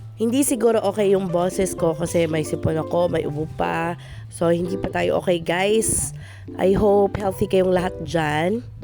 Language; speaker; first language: Filipino; non-native, local second language; Cebuano